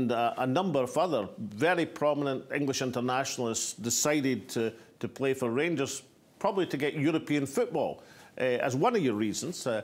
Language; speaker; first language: English; native; English